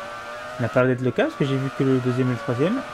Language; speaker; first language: French; native; French